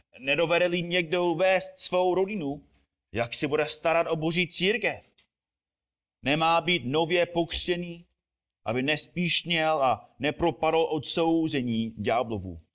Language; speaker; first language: Czech; non-native, fluent; English